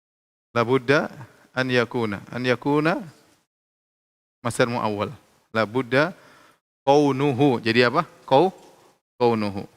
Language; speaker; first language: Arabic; non-native, fluent; Indonesian